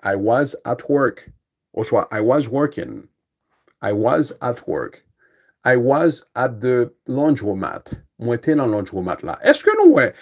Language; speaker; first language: English; non-native, fluent; Haitian Creole